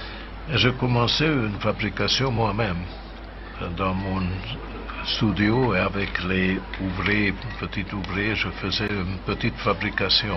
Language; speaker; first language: French; non-native, fluent; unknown